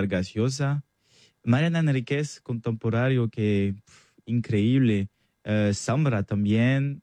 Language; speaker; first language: Spanish; non-native, learner; French